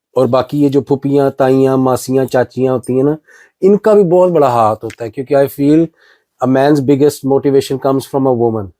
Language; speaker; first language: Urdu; non-native, local second language; Punjabi